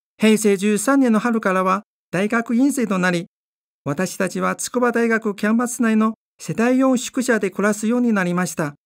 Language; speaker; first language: Japanese; non-native, fluent; Chinese